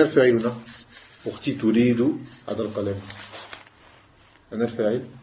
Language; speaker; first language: Arabic; non-native, fluent; French